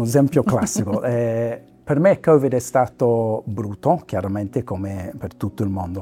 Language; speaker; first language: Italian; non-native, fluent; English